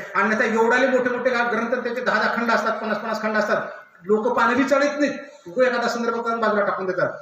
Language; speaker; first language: Marathi; native; Marathi